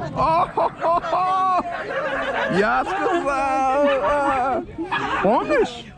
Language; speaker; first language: Russian; non-native, learner; English